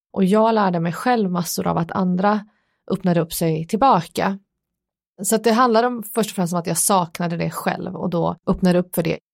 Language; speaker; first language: Swedish; early bilingual, other home language; Persian